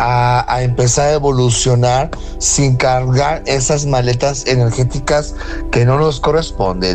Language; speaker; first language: Spanish; native; Spanish